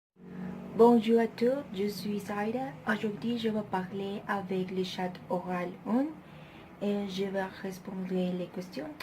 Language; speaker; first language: French; non-native, learner; Spanish